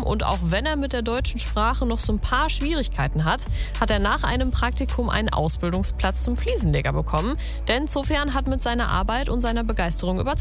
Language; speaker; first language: German; native; German